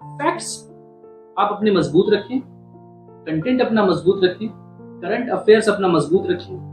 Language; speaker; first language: Hindi; native; Hindi